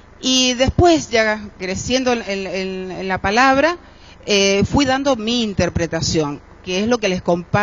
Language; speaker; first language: Spanish; native; Spanish